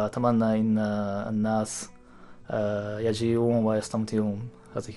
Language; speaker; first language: Arabic; non-native, learner; Japanese